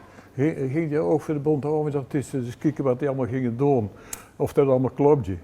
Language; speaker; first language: Dutch; native; Dutch